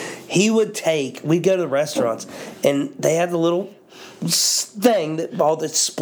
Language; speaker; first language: English; native; English